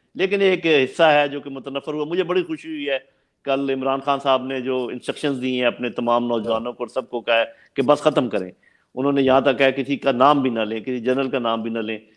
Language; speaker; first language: Urdu; non-native, local second language; Punjabi